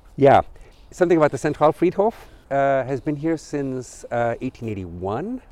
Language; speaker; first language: English; native; English